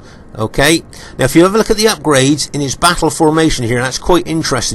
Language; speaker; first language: English; native; English